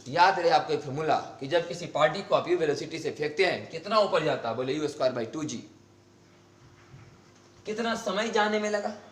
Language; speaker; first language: Hindi; native; Hindi